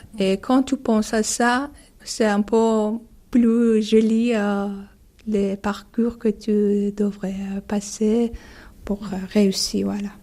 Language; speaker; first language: French; non-native, learner; Persian